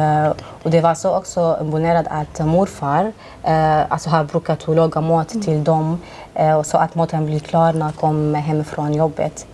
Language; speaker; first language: Swedish; non-native, fluent; Arabic